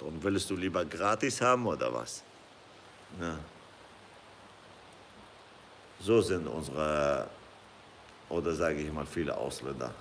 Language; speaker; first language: German; non-native, fluent; Kurdish